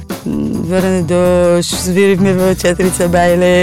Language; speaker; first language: Macedonian; non-native, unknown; Hebrew